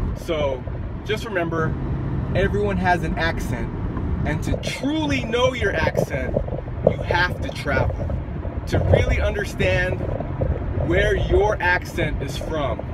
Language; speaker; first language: English; native; English